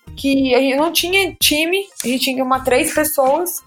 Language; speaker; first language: Portuguese; native; Portuguese